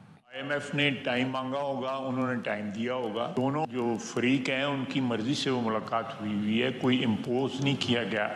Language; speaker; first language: Urdu; native; Urdu